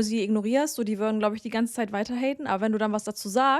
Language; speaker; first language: German; native; German